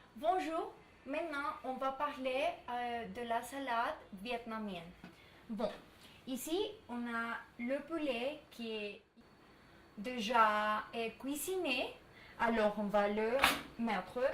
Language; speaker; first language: French; non-native, learner; Spanish